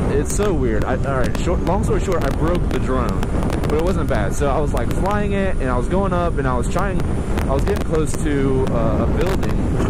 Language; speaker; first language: English; native; English